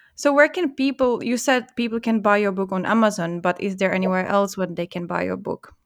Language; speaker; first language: English; non-native, fluent; Czech